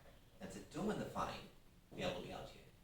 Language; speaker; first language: Chinese; non-native, fluent; English